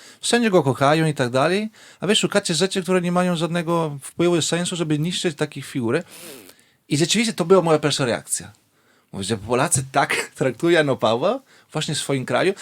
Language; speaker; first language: Polish; non-native, fluent; Italian